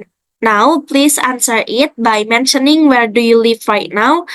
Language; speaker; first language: English; non-native, fluent; Indonesian